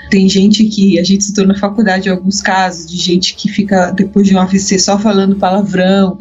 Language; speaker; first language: Portuguese; early bilingual, heritage; Portuguese